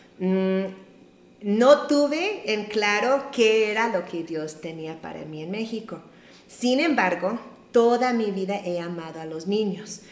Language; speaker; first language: Spanish; non-native, fluent; English